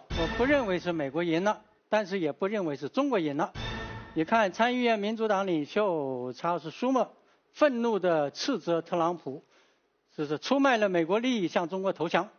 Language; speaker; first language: Chinese; native; Chinese